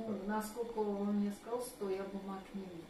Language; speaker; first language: Russian; native; Russian